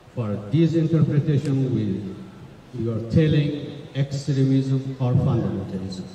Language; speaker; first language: English; non-native, learner; Persian